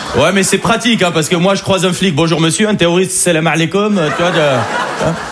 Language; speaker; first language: French; native; French